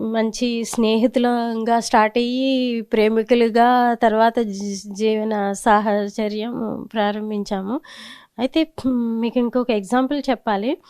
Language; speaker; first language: Telugu; native; Telugu